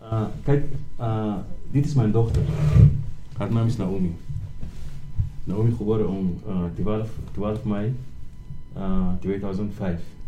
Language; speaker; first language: Dutch; non-native, learner; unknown